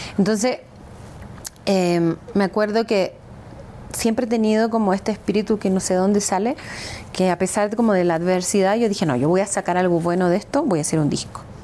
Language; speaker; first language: Spanish; native; Spanish